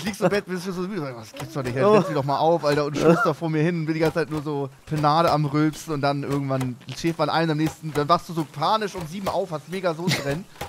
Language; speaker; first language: German; native; German